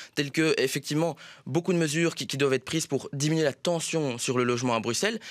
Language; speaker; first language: French; native; French